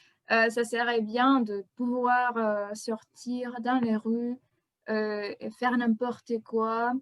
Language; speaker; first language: French; non-native, fluent; Spanish